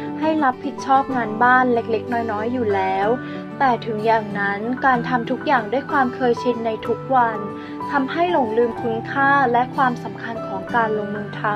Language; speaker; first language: Thai; native; Thai